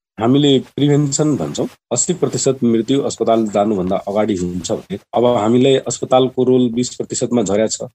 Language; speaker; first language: Nepali; non-native, local second language; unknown